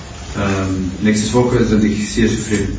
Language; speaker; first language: German; non-native, fluent; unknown